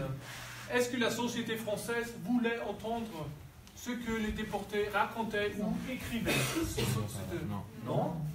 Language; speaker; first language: French; non-native, learner; German